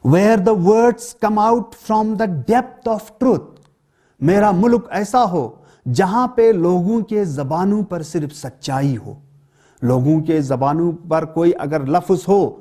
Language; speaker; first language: Hindi; non-native, local second language; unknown